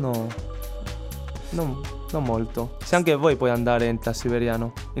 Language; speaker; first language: Italian; non-native, learner; Chinese